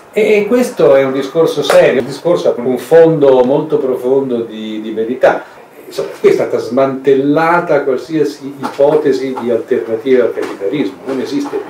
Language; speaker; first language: Italian; native; Italian